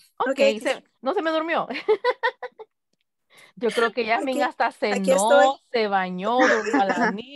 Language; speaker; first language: Spanish; native; Spanish